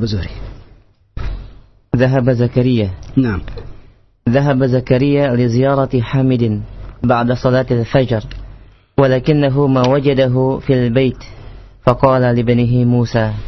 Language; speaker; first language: Arabic; non-native, learner; Indonesian